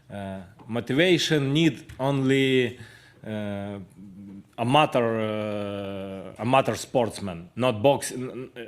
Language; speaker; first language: English; non-native, learner; Ukrainian